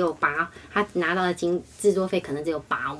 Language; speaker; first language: Chinese; native; Chinese